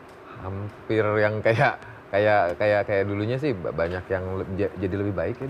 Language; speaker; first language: Indonesian; native; Indonesian